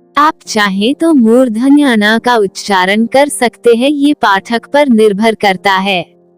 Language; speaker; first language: Hindi; non-native, local second language; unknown